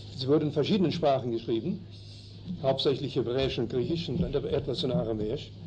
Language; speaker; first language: German; early bilingual, heritage; German